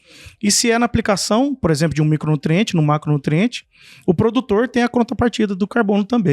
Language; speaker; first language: Portuguese; native; Portuguese